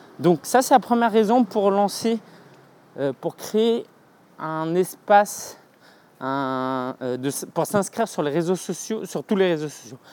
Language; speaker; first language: French; native; French